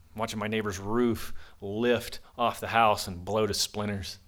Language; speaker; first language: English; native; English